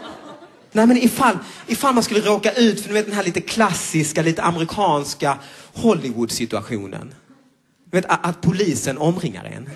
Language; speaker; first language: Swedish; native; Swedish